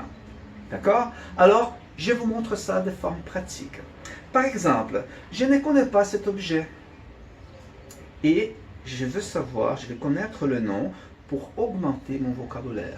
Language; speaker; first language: French; non-native, fluent; Portuguese